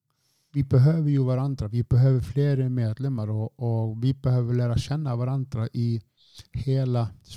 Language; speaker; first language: Swedish; non-native, fluent; Icelandic